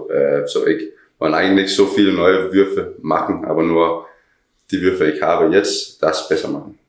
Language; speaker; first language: German; non-native, learner; Danish